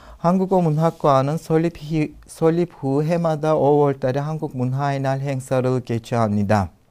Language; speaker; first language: Korean; non-native, fluent; Turkish